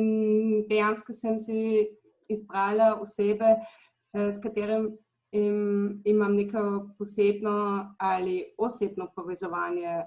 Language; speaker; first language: Slovenian; non-native, fluent; German